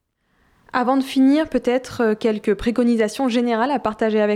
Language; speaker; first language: French; native; French